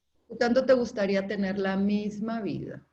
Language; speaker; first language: Spanish; native; Spanish